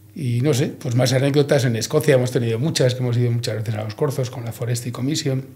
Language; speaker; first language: Spanish; native; Spanish